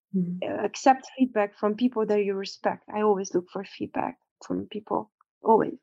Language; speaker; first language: English; non-native, fluent; Romanian